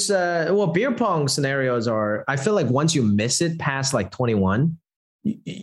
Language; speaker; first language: English; non-native, local second language; Cantonese